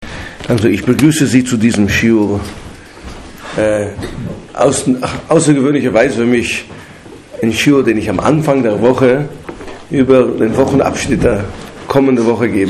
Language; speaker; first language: German; non-native, fluent; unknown